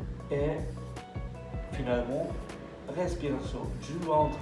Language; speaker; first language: French; non-native, fluent; Spanish